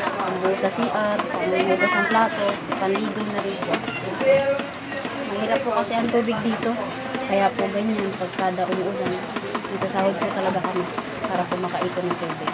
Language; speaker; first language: Filipino; native; Filipino